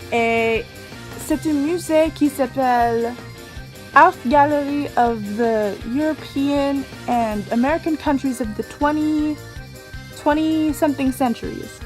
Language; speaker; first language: French; non-native, learner; English